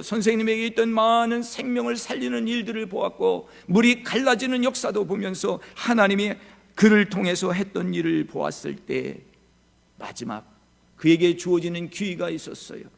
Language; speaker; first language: Korean; native; Korean